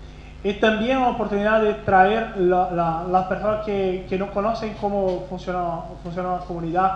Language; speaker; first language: Spanish; non-native, fluent; Portuguese